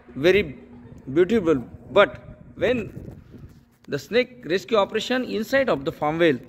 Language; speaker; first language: English; non-native, local second language; Marathi